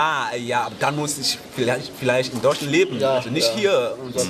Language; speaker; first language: German; non-native, fluent; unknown